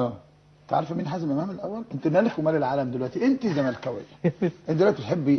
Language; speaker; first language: Arabic; native; Arabic